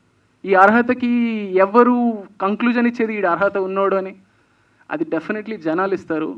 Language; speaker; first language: Telugu; native; Telugu